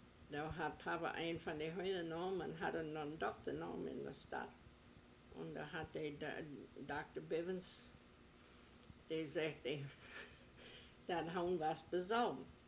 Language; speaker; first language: German; early bilingual, heritage; German